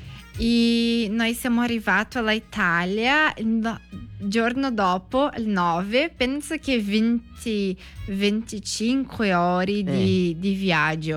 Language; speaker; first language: Italian; non-native, learner; Portuguese